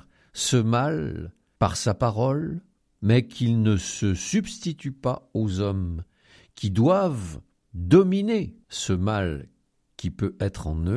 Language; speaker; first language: French; native; French